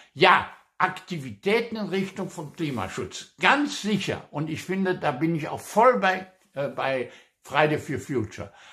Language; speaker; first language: German; non-native, local second language; Luxembourgish